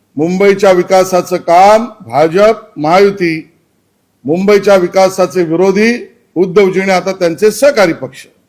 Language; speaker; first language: Marathi; native; Marathi